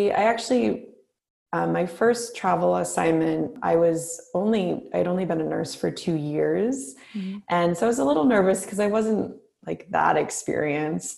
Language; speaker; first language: English; native; English